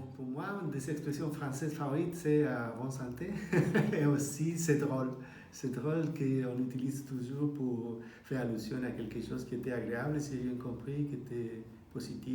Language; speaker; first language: French; non-native, fluent; Spanish